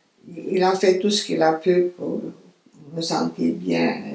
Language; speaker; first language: French; non-native, fluent; Romanian